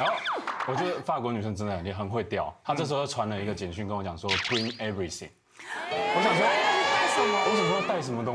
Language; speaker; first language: Chinese; native; Chinese